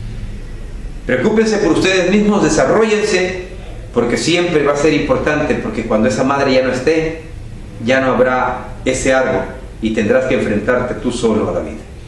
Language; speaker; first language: Spanish; native; Spanish